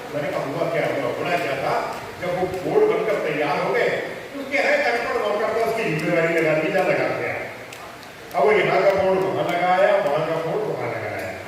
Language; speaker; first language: Hindi; non-native, local second language; Punjabi